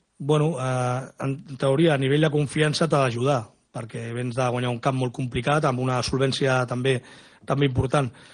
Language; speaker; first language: Catalan; non-native, local second language; Spanish